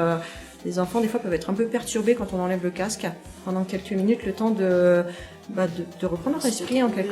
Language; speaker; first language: French; native; French